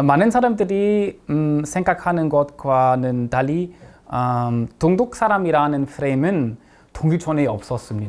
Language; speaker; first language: Korean; non-native, fluent; German